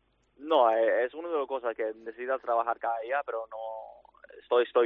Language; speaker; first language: Spanish; non-native, fluent; English